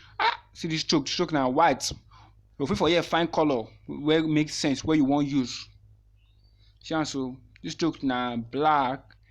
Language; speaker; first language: Nigerian Pidgin; non-native, local second language; Yoruba